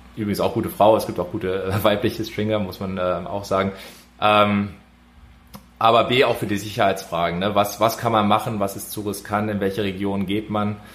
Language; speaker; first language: German; native; German